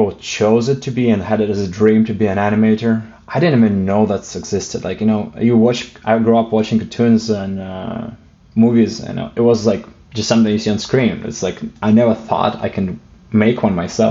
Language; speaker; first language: English; non-native, fluent; Russian